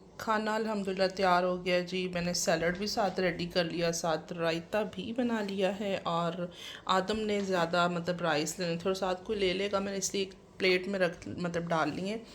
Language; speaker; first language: Urdu; non-native, local second language; Punjabi